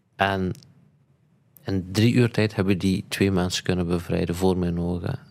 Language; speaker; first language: Dutch; early bilingual, other home language; Turkish